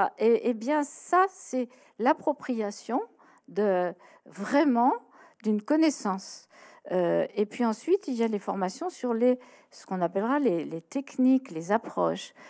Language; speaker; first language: French; native; French